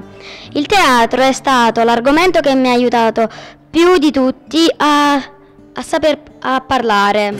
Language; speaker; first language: Italian; early bilingual, other home language; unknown